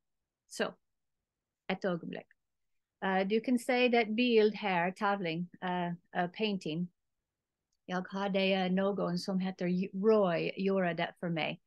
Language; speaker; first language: Swedish; non-native, learner; English